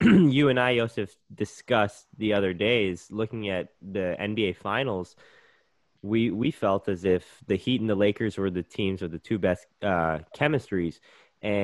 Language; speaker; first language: English; native; English